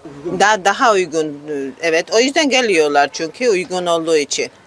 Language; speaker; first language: Turkish; non-native, learner; Georgian